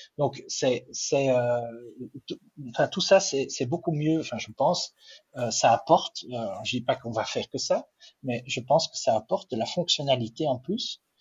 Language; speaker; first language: French; non-native, local second language; Dutch